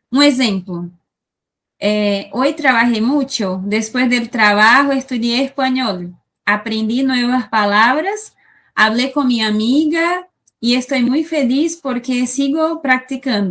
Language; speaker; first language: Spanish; non-native, fluent; Portuguese